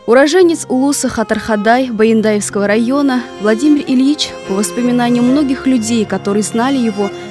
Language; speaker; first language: Russian; native; Russian